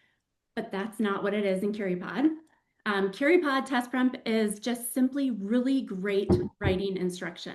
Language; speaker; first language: English; native; English